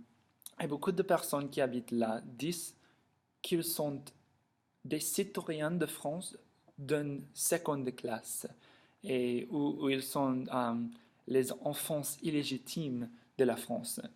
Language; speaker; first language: French; non-native, learner; English